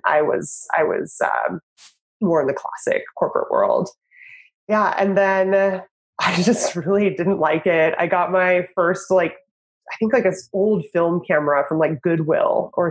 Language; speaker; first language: English; native; English